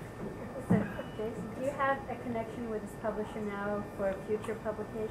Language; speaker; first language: English; native; English